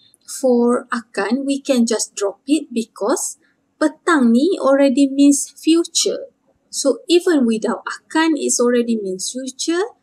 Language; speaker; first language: English; non-native, local second language; Malay